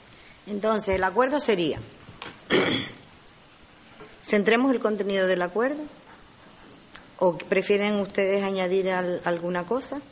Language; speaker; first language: Spanish; native; Spanish